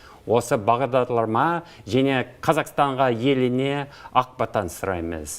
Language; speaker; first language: Kazakh; non-native, learner; English